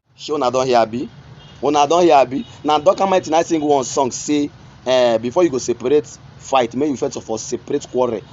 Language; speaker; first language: Nigerian Pidgin; native; Nigerian Pidgin